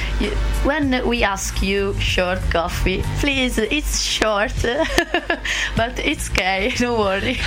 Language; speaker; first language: English; non-native, learner; Italian